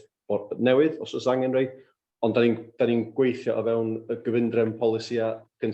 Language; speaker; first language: Welsh; native; Welsh